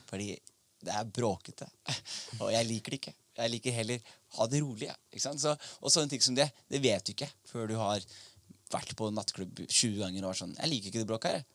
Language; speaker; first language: Norwegian; early bilingual, other home language; Somali